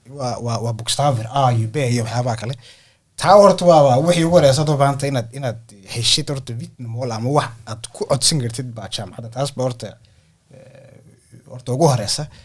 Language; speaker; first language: Somali; early bilingual, heritage; Somali